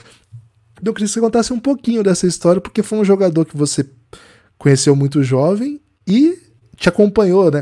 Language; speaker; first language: Portuguese; native; Portuguese